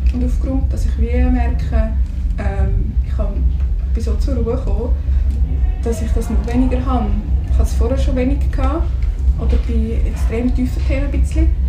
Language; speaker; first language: German; native; German